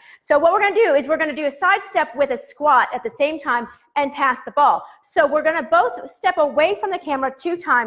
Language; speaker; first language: English; native; English